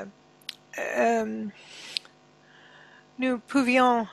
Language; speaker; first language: French; non-native, learner; English